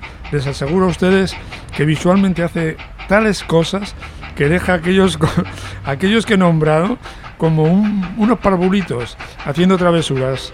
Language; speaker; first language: Spanish; native; Spanish